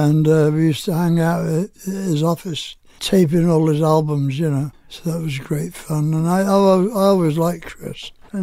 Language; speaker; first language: English; native; English